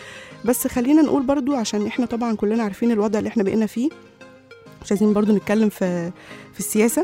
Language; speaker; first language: Arabic; native; Arabic